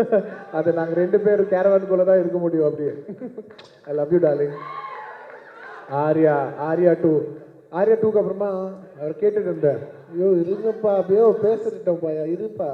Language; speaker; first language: Tamil; non-native, local second language; Telugu